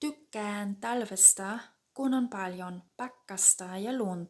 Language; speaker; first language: Finnish; non-native, fluent; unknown